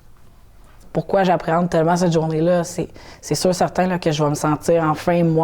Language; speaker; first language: French; native; French